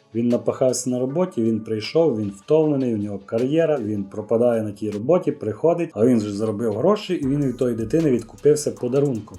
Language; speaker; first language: Ukrainian; native; Ukrainian